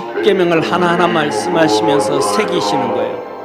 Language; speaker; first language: Korean; native; Korean